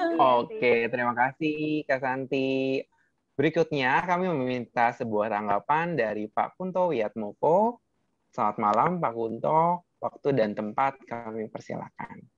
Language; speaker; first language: Indonesian; native; Indonesian